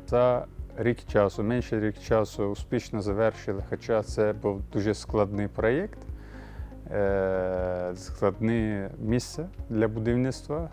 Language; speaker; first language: Ukrainian; non-native, learner; Turkish